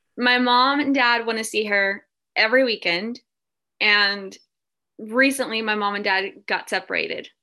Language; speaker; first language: English; early bilingual, other home language; Spanish